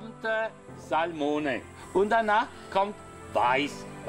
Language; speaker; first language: German; non-native, learner; Italian